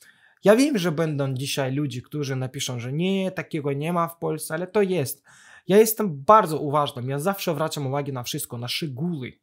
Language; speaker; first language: Polish; non-native, fluent; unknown